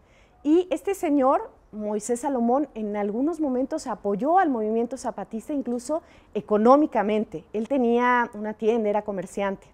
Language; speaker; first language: Spanish; native; Spanish